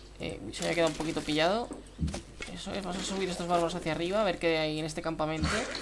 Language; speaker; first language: Spanish; native; Spanish